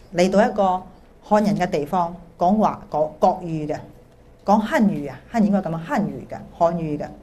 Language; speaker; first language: Cantonese; early bilingual, heritage; Cantonese